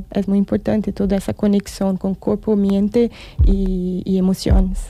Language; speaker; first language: Spanish; non-native, learner; Portuguese